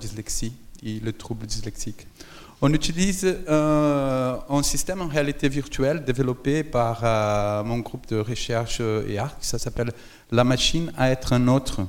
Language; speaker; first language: French; non-native, fluent; Portuguese